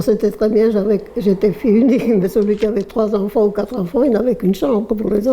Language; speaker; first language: French; early bilingual, other home language; Italian